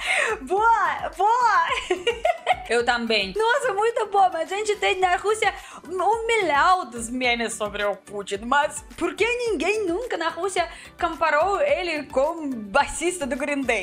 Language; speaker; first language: Portuguese; non-native, learner; Russian